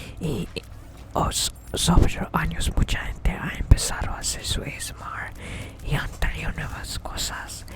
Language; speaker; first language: Spanish; early bilingual, heritage; English